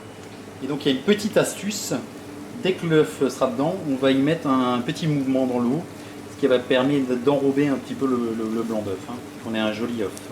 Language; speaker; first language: French; native; French